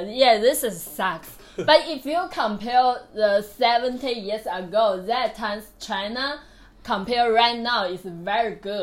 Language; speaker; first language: English; non-native, learner; Chinese